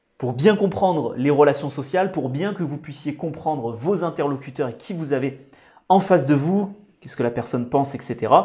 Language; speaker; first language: French; native; French